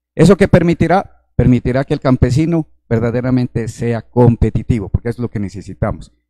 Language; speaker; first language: Spanish; native; Spanish